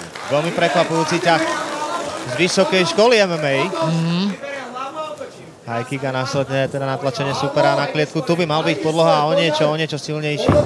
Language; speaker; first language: Slovak; native; Slovak